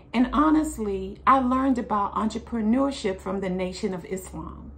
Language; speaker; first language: English; native; English